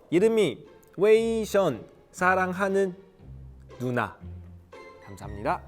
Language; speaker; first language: Korean; non-native, fluent; Cantonese